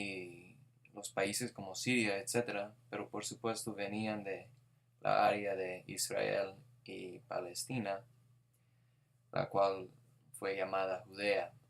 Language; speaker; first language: Spanish; non-native, fluent; English